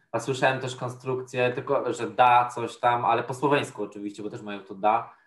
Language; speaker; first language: Polish; native; Polish